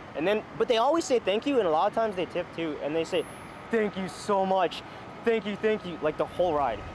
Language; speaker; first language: English; native; English